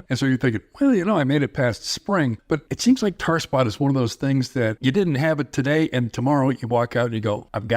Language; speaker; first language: English; native; English